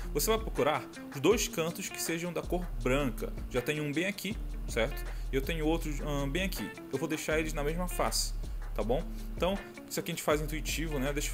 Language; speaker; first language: Portuguese; native; Portuguese